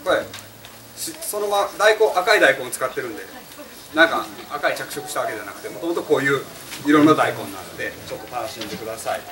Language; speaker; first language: Japanese; native; Japanese